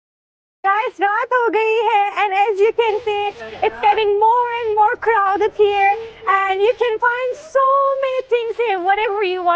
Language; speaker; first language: English; non-native, fluent; Turkish